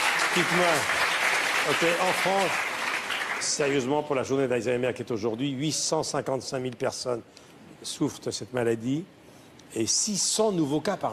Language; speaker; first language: French; native; French